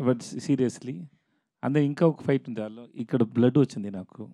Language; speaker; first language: Telugu; non-native, learner; Tamil